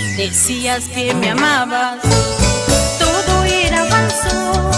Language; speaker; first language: Spanish; native; Spanish